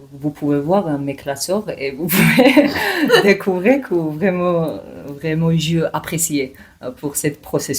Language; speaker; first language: French; non-native, learner; Georgian